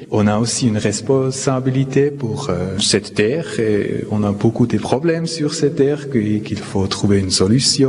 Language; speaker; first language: French; non-native, local second language; Swiss German